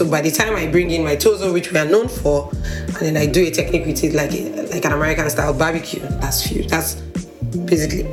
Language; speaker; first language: English; non-native, local second language; Igbo